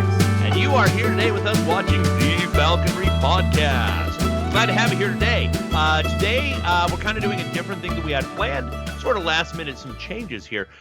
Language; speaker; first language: English; native; English